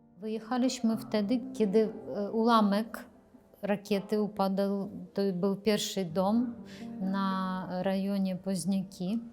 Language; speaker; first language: Polish; non-native, fluent; Ukrainian